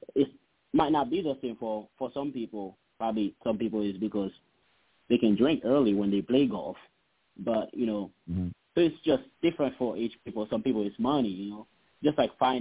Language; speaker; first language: English; non-native, fluent; Haitian Creole